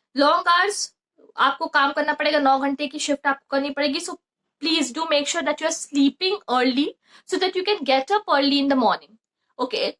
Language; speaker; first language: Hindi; native; Hindi